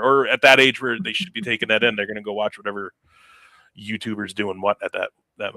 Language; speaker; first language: English; native; English